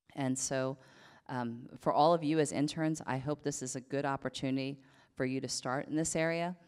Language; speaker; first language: English; native; English